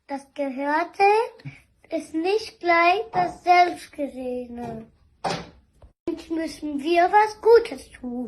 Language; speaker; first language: German; early bilingual, other home language; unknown